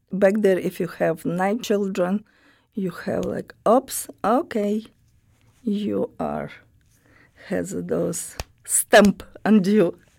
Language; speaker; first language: English; non-native, learner; Ukrainian